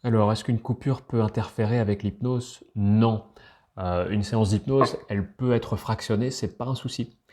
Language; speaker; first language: French; native; French